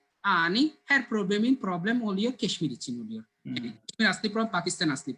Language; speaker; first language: Turkish; non-native, fluent; Bangla